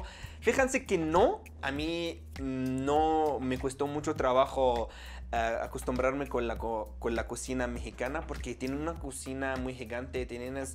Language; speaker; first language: Spanish; non-native, fluent; Arabic